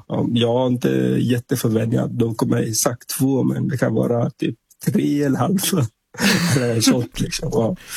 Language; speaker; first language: Swedish; non-native, fluent; Vietnamese